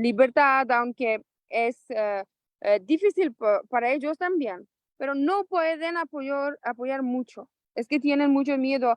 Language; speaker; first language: Spanish; non-native, local second language; Persian